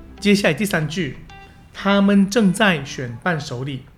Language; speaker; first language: Chinese; early bilingual, heritage; Chinese